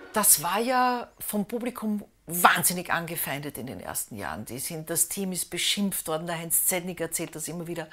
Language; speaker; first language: German; native; German